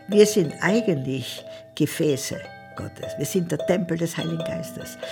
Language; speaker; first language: German; native; German